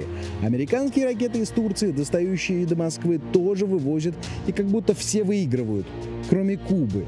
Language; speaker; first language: Russian; native; Russian